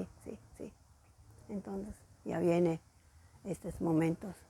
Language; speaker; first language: Spanish; non-native, fluent; German